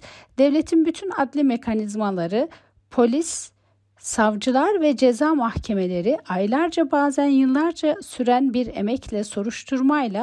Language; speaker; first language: Turkish; native; Turkish